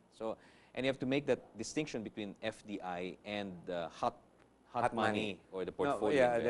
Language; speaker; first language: English; non-native, local second language; Filipino